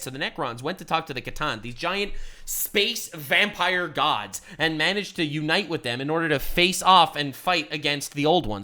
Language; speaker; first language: English; native; English